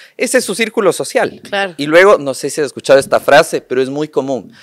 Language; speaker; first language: Spanish; native; Spanish